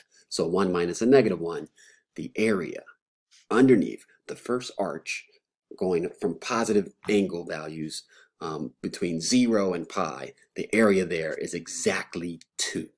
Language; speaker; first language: English; native; English